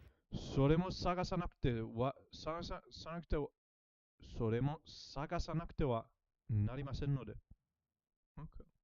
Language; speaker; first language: Japanese; non-native, learner; English